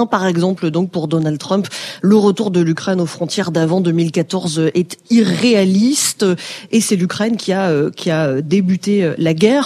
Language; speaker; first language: French; native; French